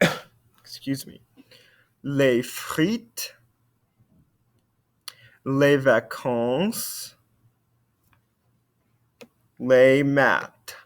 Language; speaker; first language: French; non-native, fluent; English